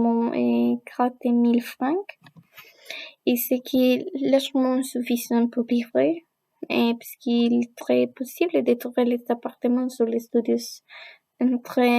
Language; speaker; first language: French; non-native, learner; Spanish